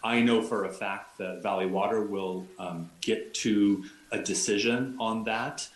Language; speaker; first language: English; native; English